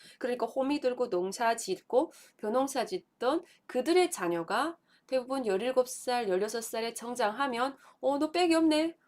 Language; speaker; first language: Korean; native; Korean